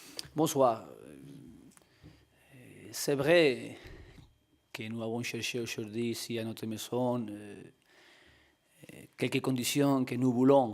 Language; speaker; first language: French; non-native, learner; Spanish